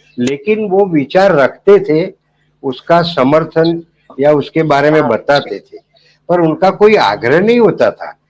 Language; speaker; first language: Hindi; non-native, local second language; Gujarati